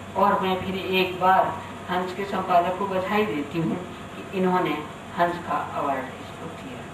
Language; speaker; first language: Hindi; native; Hindi